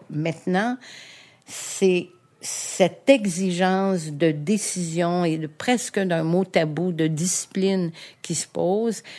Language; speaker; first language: French; native; French